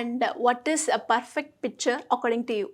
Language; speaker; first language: Telugu; native; Telugu